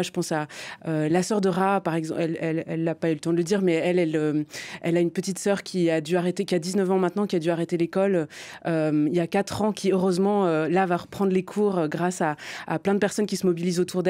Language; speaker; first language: French; native; French